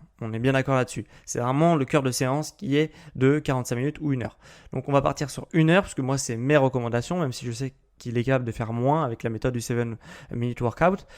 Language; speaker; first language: French; native; French